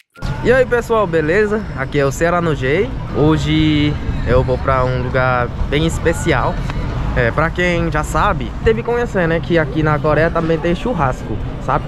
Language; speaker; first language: Portuguese; non-native, fluent; Korean